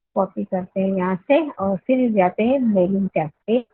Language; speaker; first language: Hindi; non-native, local second language; Marathi